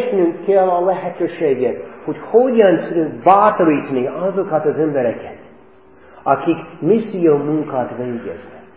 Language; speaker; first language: Hungarian; non-native, fluent; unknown